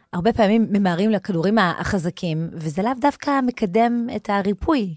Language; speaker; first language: Hebrew; native; Hebrew